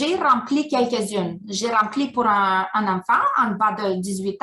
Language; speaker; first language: French; non-native, fluent; Ukrainian